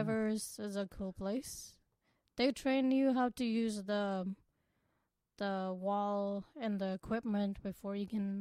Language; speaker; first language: English; non-native, local second language; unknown